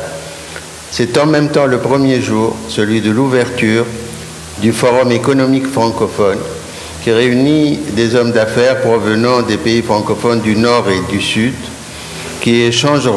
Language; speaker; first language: French; non-native, local second language; Arabic